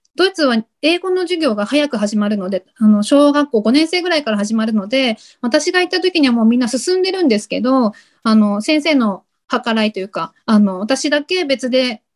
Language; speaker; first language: Japanese; native; Japanese